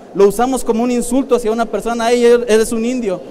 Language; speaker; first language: Spanish; native; Spanish